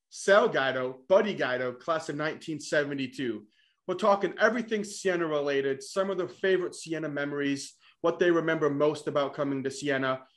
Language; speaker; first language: English; native; English